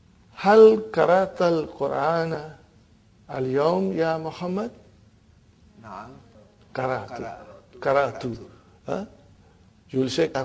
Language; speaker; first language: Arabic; non-native, fluent; Urdu